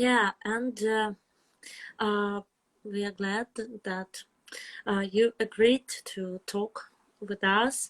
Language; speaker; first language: English; non-native, fluent; Russian